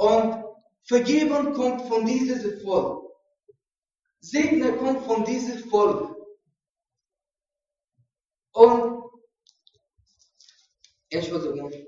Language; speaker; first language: German; non-native, learner; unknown